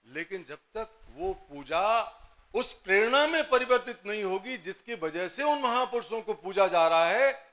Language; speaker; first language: Hindi; native; Hindi